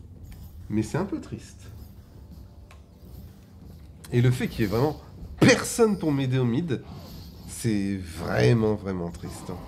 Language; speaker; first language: French; native; French